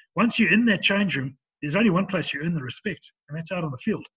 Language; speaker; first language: English; native; English